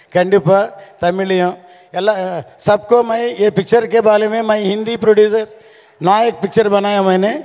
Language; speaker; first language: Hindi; non-native, local second language; Telugu